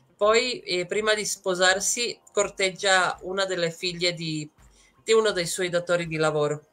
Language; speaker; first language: Italian; native; Italian